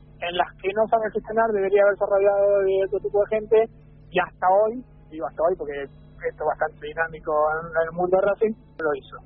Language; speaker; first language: Spanish; native; Spanish